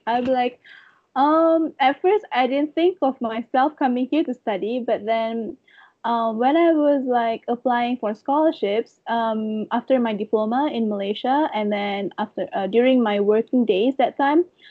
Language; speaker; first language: English; non-native, local second language; Malay